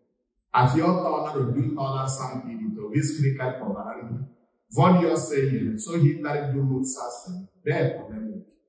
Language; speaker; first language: Swedish; non-native, fluent; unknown